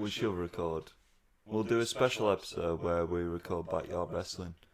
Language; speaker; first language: English; native; English